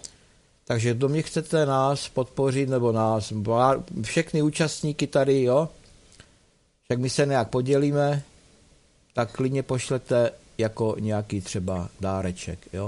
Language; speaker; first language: Czech; native; Czech